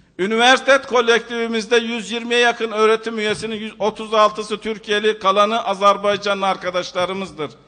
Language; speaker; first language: Turkish; native; Turkish